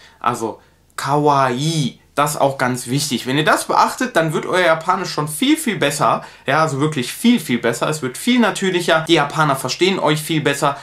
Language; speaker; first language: German; native; German